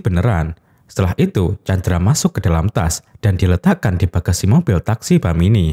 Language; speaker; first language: Indonesian; native; Indonesian